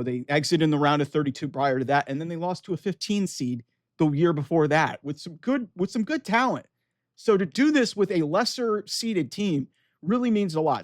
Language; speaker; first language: English; native; English